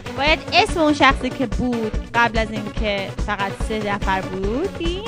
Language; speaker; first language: Persian; early bilingual, heritage; Persian